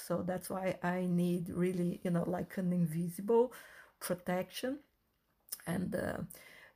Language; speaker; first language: English; non-native, fluent; Portuguese